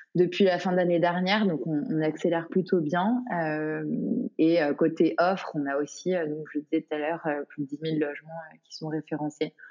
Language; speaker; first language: French; native; French